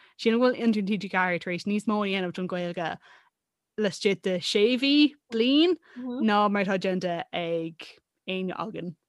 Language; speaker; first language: Irish; non-native, local second language; English